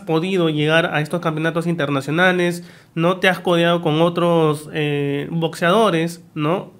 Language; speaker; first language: Spanish; native; Spanish